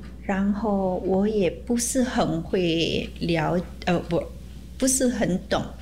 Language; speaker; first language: Chinese; non-native, fluent; Indonesian